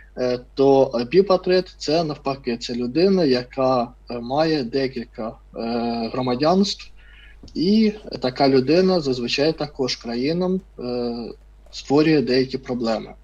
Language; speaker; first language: Ukrainian; non-native, fluent; Russian